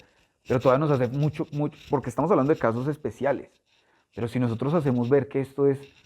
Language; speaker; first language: Spanish; native; Spanish